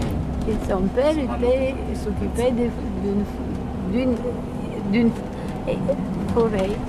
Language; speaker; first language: French; non-native, learner; Russian